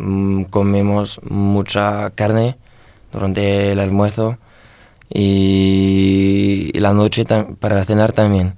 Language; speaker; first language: Spanish; non-native, learner; French